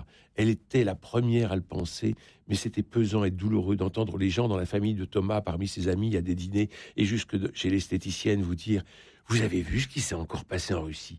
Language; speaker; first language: French; native; French